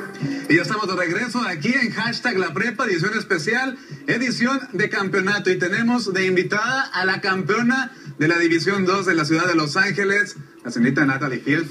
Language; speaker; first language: Spanish; native; Spanish